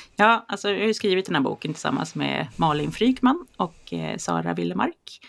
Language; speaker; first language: Swedish; native; Swedish